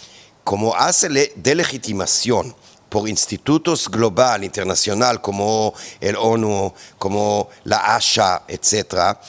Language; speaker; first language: Spanish; non-native, fluent; Hebrew